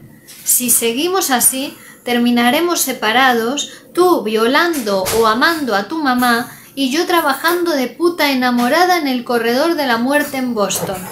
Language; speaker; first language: Spanish; native; Spanish